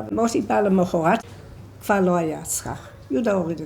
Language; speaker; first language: Hebrew; non-native, fluent; English